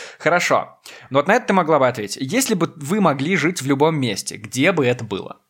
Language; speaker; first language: Russian; native; Russian